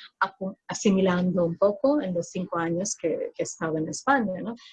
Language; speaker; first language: Spanish; non-native, fluent; Filipino